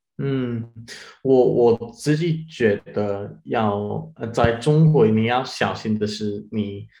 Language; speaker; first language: Chinese; non-native, learner; English